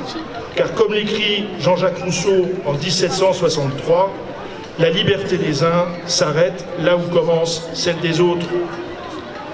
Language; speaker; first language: French; native; French